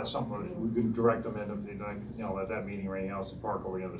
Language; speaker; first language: English; native; English